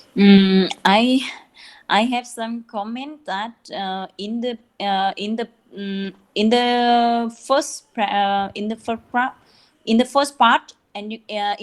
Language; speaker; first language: English; non-native, learner; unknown